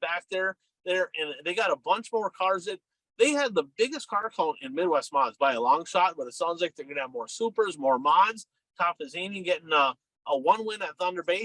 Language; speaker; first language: English; native; English